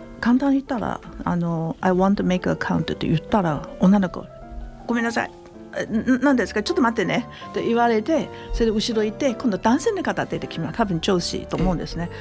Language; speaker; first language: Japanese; non-native, fluent; Chinese